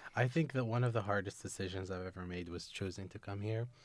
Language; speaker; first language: English; non-native, fluent; Arabic